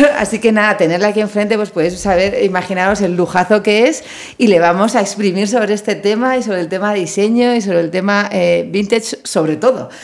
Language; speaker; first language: Spanish; native; Spanish